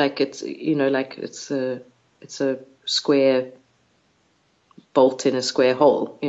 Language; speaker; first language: English; native; English